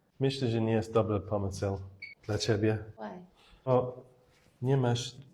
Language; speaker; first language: Polish; non-native, learner; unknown